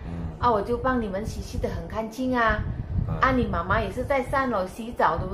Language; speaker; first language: Chinese; non-native, fluent; Indonesian